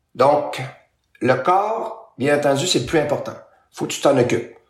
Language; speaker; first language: French; native; French